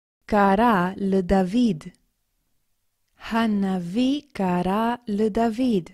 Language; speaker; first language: Hebrew; non-native, fluent; English